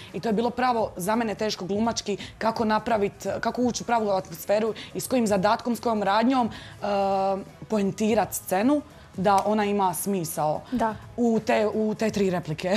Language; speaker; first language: Croatian; native; Croatian